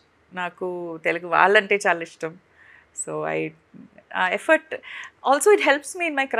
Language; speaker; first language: Telugu; non-native, fluent; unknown